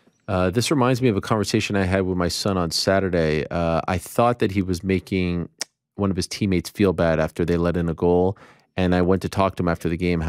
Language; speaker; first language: English; native; English